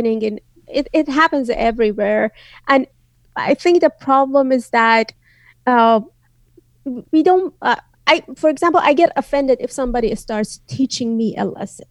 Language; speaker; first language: English; non-native, fluent; Azerbaijani